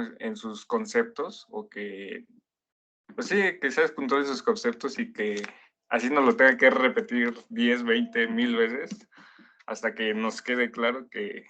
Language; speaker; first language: Spanish; native; Spanish